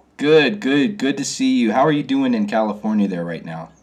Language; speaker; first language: English; native; English